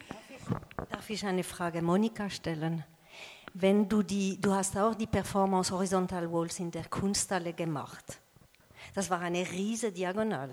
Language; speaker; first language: German; non-native, fluent; French